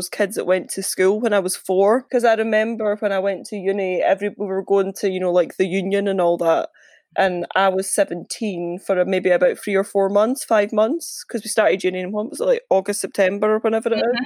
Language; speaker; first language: English; native; English